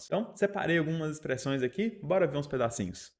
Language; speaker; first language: Portuguese; native; Portuguese